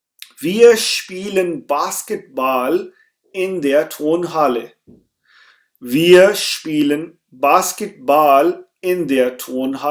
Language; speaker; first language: German; non-native, fluent; Urdu